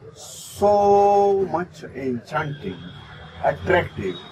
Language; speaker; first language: English; non-native, local second language; Marathi